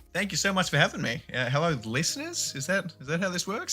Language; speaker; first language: English; native; English